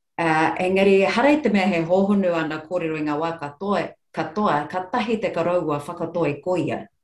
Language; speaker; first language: Māori; non-native, local second language; English